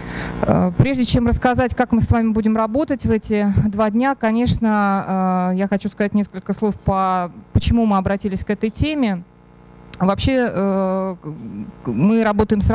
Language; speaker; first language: Russian; native; Russian